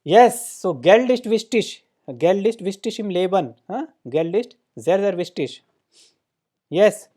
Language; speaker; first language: German; non-native, fluent; Hindi